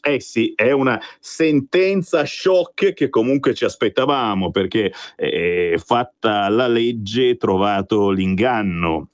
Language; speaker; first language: Italian; native; Italian